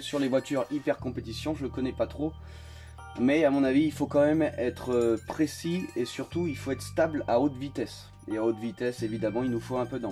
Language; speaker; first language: French; native; French